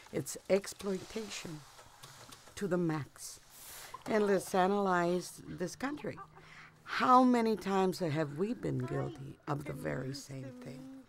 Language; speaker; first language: English; early bilingual, other home language; Spanish